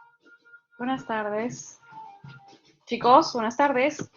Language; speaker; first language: Spanish; native; Spanish